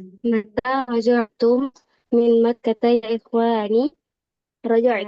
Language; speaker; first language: Arabic; non-native, learner; Indonesian